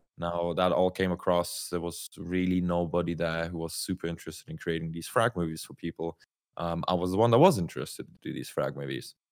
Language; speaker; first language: English; non-native, fluent; German